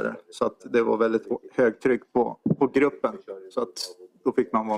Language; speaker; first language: Swedish; native; Swedish